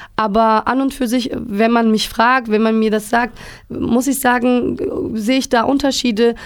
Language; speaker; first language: German; early bilingual, other home language; Turkish